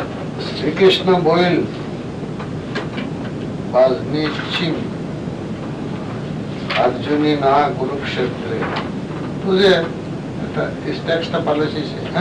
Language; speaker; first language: Russian; non-native, learner; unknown